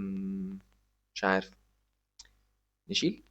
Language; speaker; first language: Arabic; native; Arabic